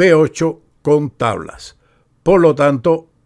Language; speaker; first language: Spanish; native; Spanish